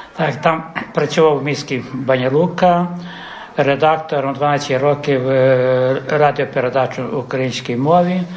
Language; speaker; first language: Ukrainian; early bilingual, heritage; Ukrainian